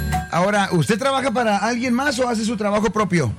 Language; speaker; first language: Spanish; native; Spanish